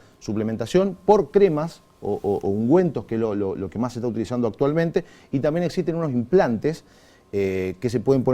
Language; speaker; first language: Spanish; native; Spanish